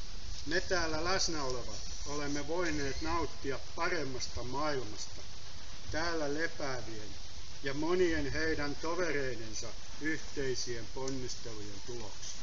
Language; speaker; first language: Finnish; native; Finnish